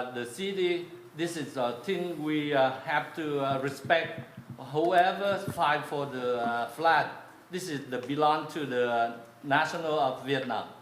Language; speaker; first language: English; non-native, learner; Vietnamese